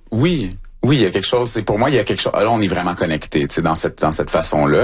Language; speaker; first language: French; native; French